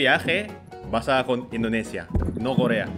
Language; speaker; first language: Spanish; non-native, fluent; Indonesian